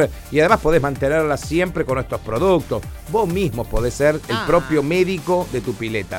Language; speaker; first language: Spanish; native; Spanish